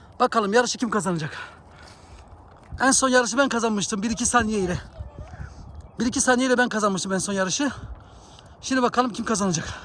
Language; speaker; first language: Turkish; early bilingual, heritage; Turkish